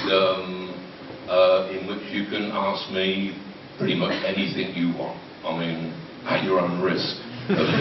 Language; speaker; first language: English; native; English